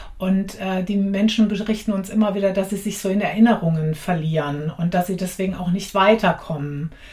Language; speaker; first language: German; native; German